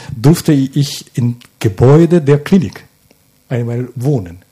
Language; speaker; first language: German; non-native, fluent; Japanese